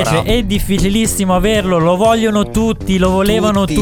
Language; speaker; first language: Italian; native; Italian